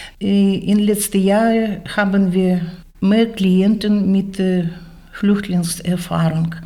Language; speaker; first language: German; non-native, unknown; Russian